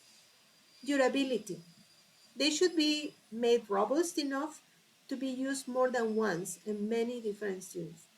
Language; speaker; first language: English; non-native, fluent; Spanish